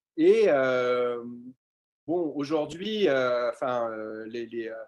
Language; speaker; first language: French; native; French